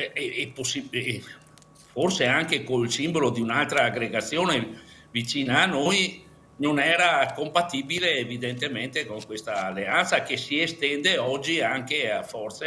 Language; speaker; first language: Italian; native; Italian